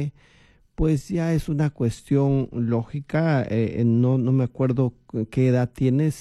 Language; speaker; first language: Spanish; native; Spanish